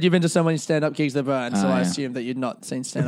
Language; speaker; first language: English; native; English